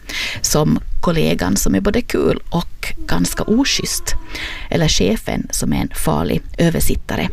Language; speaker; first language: Swedish; native; Swedish